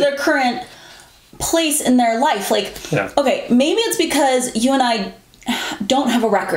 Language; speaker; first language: English; native; English